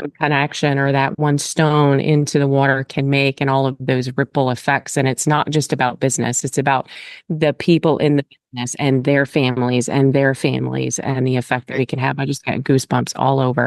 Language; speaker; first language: English; native; English